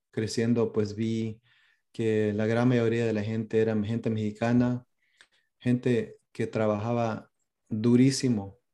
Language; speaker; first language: Spanish; early bilingual, heritage; Spanish